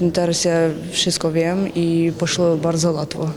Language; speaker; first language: Polish; non-native, learner; Ukrainian